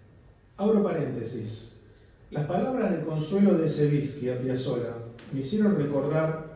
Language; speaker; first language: Spanish; native; Spanish